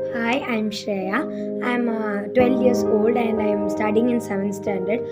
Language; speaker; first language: English; non-native, local second language; Malayalam